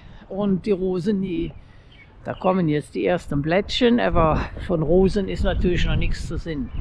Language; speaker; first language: German; native; German